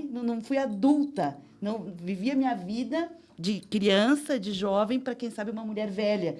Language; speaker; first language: Portuguese; native; Portuguese